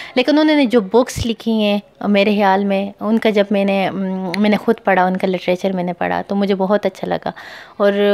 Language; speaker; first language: Urdu; non-native, local second language; Pashto